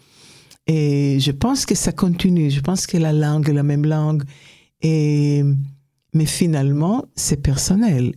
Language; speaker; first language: French; non-native, fluent; Hebrew